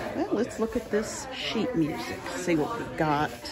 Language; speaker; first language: English; native; English